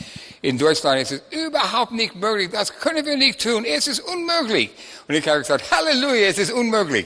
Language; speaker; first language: German; non-native, fluent; English